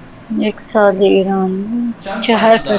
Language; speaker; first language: Persian; non-native, learner; Urdu